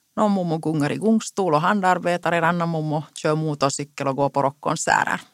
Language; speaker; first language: Swedish; non-native, local second language; Finnish